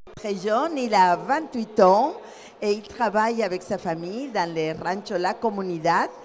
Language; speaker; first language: French; non-native, fluent; Spanish